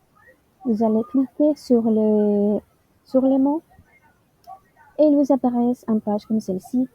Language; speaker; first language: French; non-native, learner; Spanish